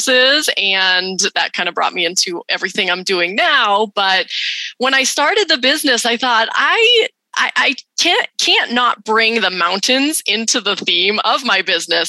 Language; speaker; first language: English; native; English